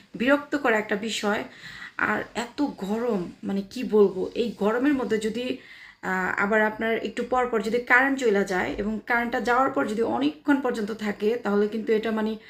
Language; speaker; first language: Bangla; native; Bangla